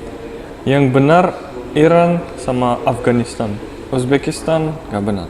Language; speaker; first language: Indonesian; non-native, fluent; Turkmen